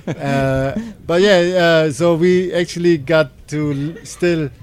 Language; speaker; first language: English; non-native, fluent; German